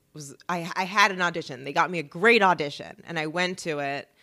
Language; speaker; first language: English; native; English